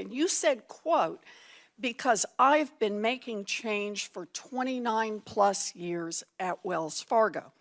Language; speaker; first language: English; native; English